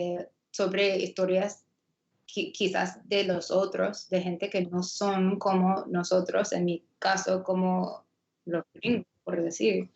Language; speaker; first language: Spanish; non-native, fluent; English